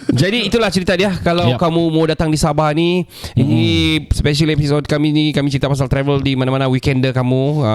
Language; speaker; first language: Malay; native; Malay